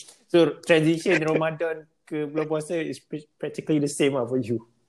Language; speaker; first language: English; non-native, local second language; Malay